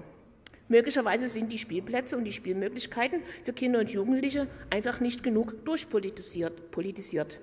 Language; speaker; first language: German; native; German